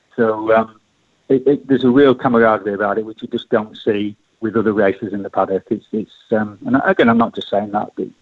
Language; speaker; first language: English; native; English